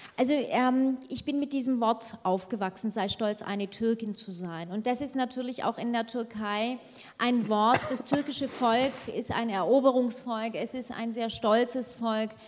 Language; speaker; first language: German; early bilingual, other home language; Turkish